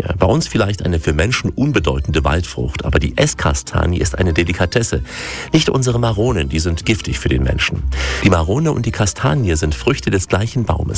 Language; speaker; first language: German; native; German